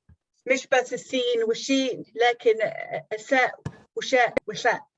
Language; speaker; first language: Arabic; non-native, fluent; English